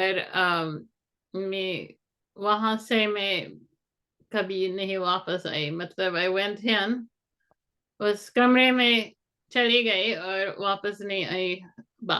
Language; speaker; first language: Hindi; non-native, fluent; English